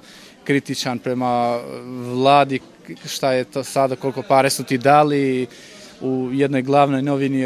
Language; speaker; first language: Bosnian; non-native, local second language; Albanian